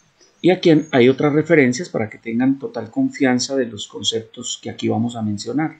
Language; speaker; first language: Spanish; native; Spanish